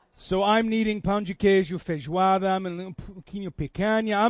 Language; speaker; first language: Portuguese; non-native, learner; English